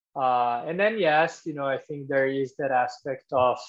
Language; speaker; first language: English; non-native, fluent; Portuguese